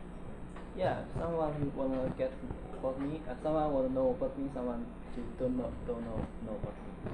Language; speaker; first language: English; non-native, learner; Chinese